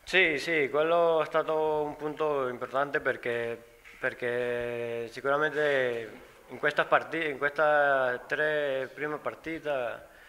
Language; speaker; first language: Italian; non-native, learner; Spanish